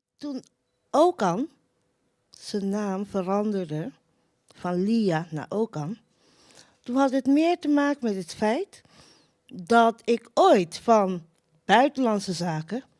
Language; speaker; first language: Dutch; non-native, local second language; Papiamento